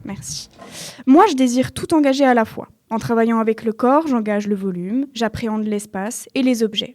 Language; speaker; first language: French; native; French